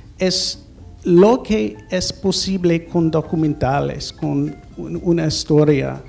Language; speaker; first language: Spanish; non-native, learner; English